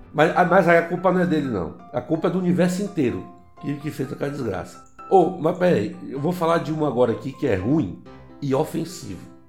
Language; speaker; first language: Portuguese; native; Portuguese